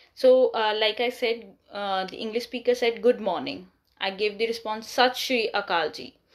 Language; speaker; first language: English; non-native, local second language; Punjabi